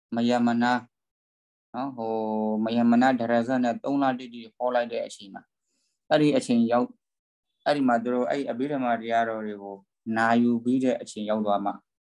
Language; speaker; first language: Burmese; native; Burmese